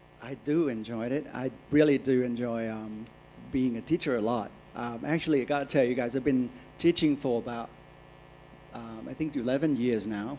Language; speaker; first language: English; non-native, fluent; Thai